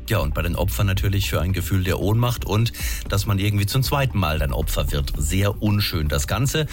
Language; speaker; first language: German; native; German